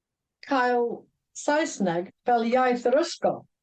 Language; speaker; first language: Welsh; non-native, fluent; English